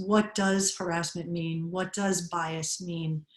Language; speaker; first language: English; native; English